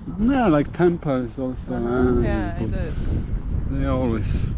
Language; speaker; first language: English; non-native, learner; Polish